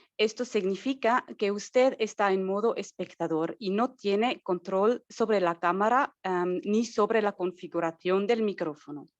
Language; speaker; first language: Spanish; non-native, learner; German